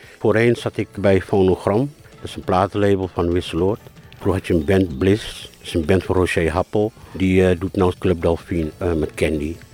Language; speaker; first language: Dutch; early bilingual, other home language; Malay